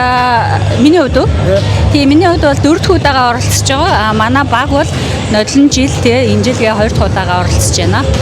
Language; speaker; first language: Mongolian; native; Mongolian